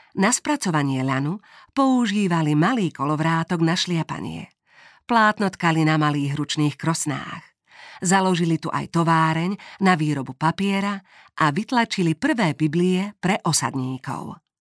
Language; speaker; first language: Slovak; native; Slovak